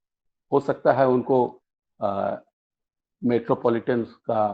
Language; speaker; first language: Hindi; native; Hindi